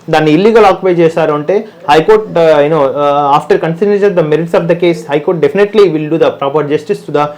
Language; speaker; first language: Telugu; native; Telugu